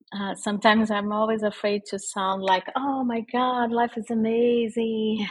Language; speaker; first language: English; non-native, fluent; Portuguese